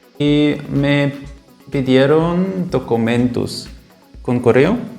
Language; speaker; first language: Spanish; non-native, fluent; German